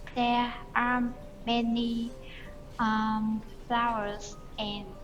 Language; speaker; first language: English; non-native, learner; Vietnamese